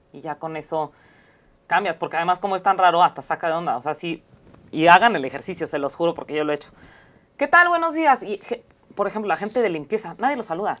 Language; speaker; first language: Spanish; native; Spanish